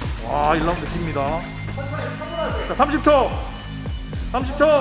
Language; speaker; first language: Korean; native; Korean